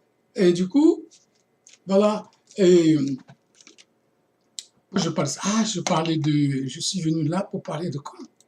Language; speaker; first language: French; non-native, fluent; Portuguese